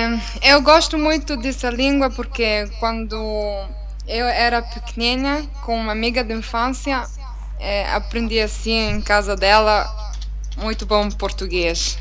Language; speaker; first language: Portuguese; non-native, learner; Italian